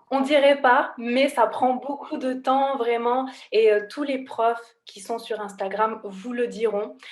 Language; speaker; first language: French; native; French